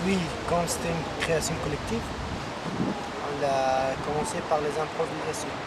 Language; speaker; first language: French; non-native, fluent; Persian